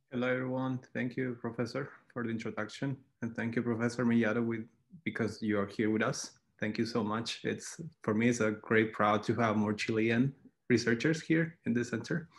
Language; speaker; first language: English; non-native, fluent; Spanish